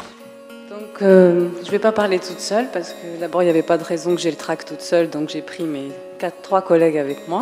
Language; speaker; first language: French; native; French